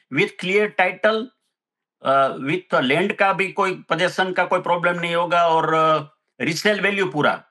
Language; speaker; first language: Hindi; non-native, local second language; Gujarati